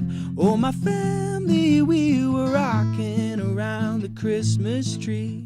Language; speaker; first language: English; native; English